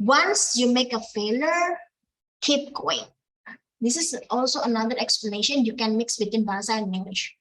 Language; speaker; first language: English; non-native, fluent; Indonesian